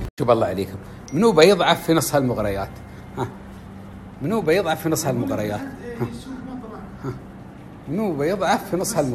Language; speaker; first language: Arabic; native; Arabic